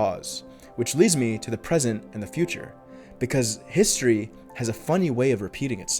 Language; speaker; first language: English; native; English